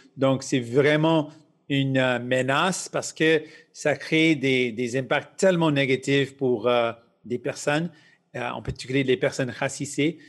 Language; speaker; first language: French; non-native, local second language; English